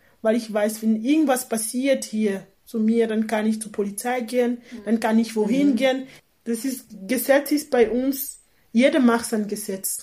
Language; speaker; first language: German; non-native, learner; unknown